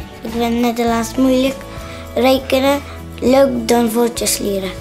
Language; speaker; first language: Dutch; non-native, learner; Arabic